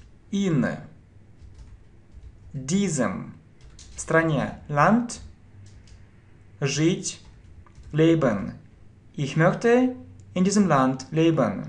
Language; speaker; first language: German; non-native, fluent; Russian